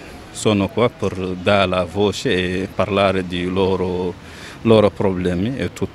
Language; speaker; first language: Italian; non-native, local second language; Arabic